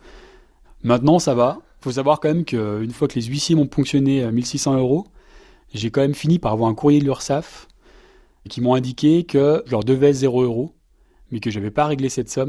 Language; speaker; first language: French; native; French